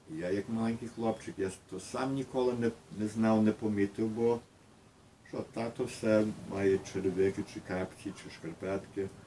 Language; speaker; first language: Ukrainian; early bilingual, heritage; Ukrainian